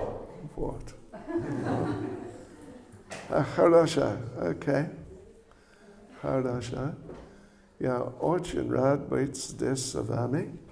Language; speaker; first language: Russian; non-native, learner; English